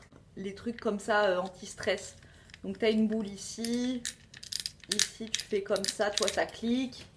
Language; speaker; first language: French; native; French